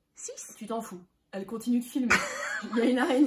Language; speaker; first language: French; native; French